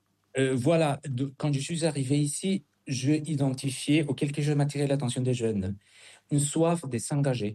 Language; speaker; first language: French; non-native, fluent; Spanish